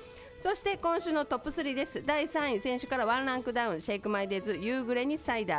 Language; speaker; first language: Japanese; native; Japanese